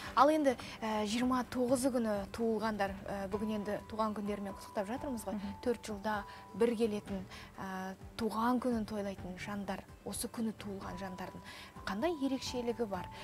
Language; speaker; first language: Kazakh; native; Kazakh